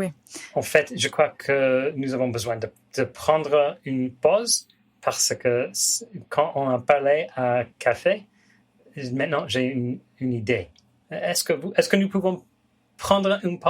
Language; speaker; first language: French; non-native, fluent; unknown